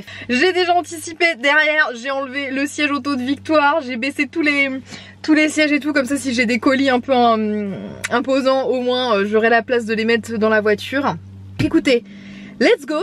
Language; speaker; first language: French; native; French